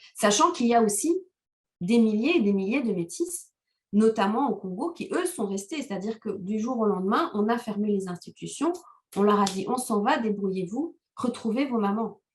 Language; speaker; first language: French; non-native, local second language; Kinyarwanda